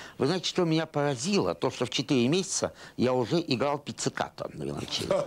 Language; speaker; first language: Russian; native; Russian